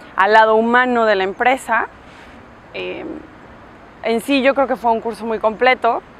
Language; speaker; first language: Spanish; native; Spanish